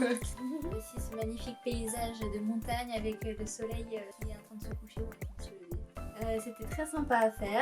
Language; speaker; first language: French; native; French